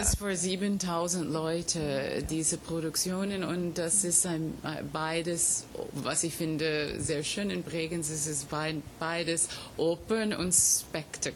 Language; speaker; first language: German; non-native, fluent; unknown